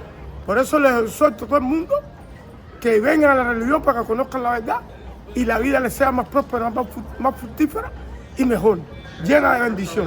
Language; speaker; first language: Spanish; native; Spanish